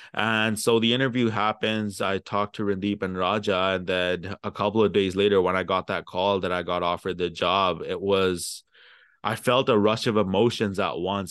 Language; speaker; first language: English; early bilingual, other home language; Punjabi